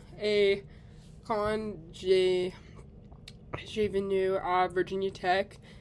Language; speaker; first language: French; non-native, learner; English